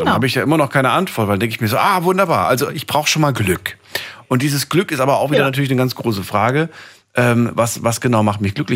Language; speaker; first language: German; native; German